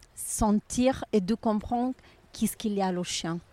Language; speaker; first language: French; non-native, fluent; Ukrainian